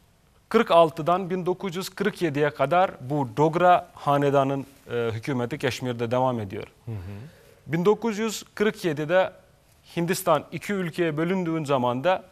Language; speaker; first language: Turkish; non-native, fluent; Kashmiri